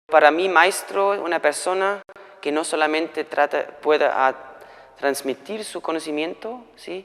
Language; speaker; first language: Spanish; non-native, fluent; German